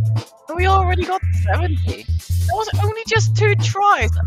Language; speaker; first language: English; native; English